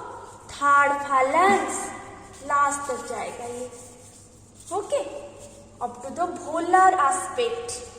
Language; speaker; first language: English; non-native, local second language; Hindi